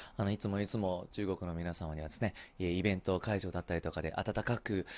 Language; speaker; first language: Japanese; early bilingual, heritage; Japanese